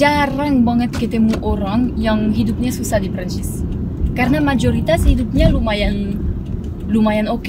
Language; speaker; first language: Indonesian; non-native, fluent; French